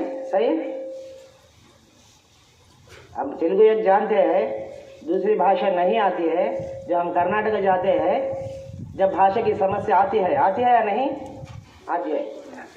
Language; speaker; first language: Hindi; non-native, local second language; Telugu